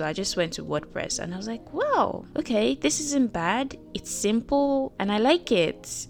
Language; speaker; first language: English; non-native, local second language; Yoruba